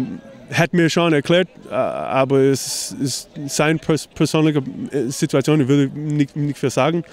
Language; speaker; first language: German; non-native, fluent; English